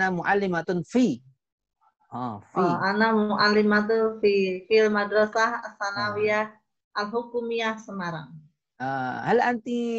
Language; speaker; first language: Arabic; non-native, learner; Indonesian